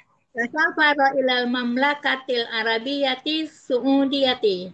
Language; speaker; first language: Arabic; non-native, learner; Indonesian